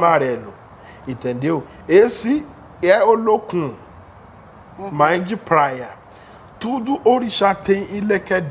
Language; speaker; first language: Portuguese; non-native, learner; Yoruba